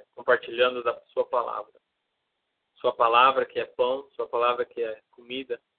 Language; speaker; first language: Portuguese; native; Portuguese